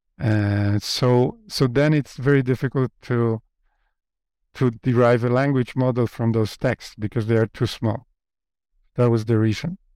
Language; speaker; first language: English; non-native, fluent; Polish